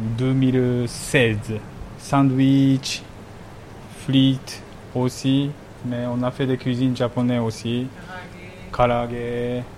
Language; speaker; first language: French; non-native, learner; Japanese